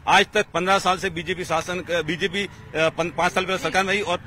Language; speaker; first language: Hindi; native; Hindi